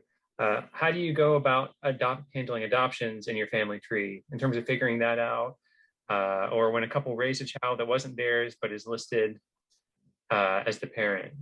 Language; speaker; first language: English; native; English